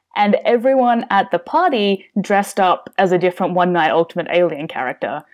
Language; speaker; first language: English; native; English